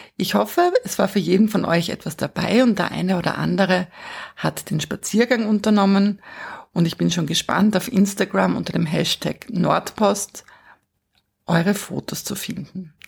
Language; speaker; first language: German; native; German